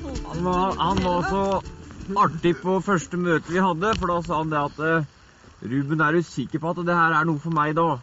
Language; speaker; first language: Norwegian; native; Norwegian